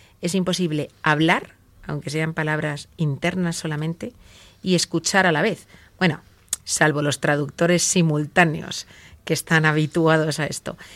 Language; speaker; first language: Spanish; native; Spanish